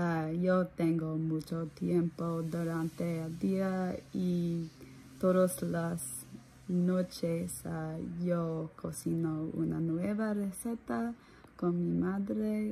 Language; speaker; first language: Spanish; non-native, learner; English